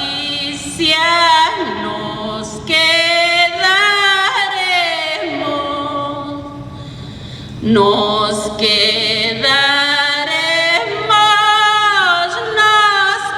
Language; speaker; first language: Spanish; native; Spanish